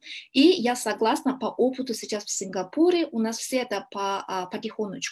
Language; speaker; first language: Russian; non-native, learner; Kyrgyz